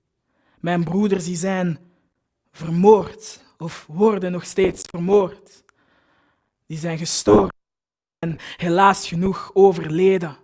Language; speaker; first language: Dutch; early bilingual, other home language; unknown